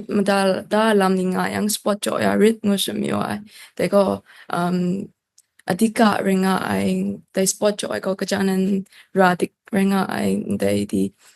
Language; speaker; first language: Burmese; non-native, local second language; Kachin